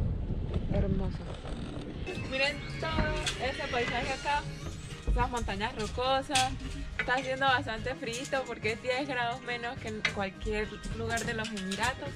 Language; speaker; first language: Spanish; native; Spanish